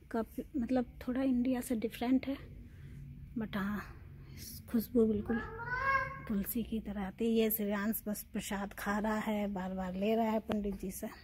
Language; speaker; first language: Hindi; native; Hindi